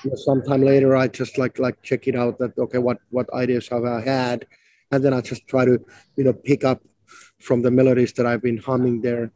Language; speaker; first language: English; non-native, fluent; Finnish